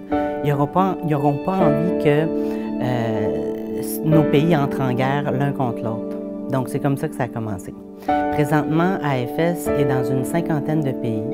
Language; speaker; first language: French; native; French